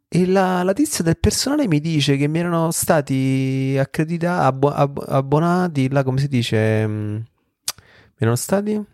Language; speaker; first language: Italian; native; Italian